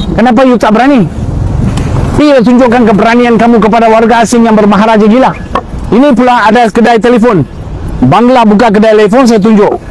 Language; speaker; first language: Malay; native; Malay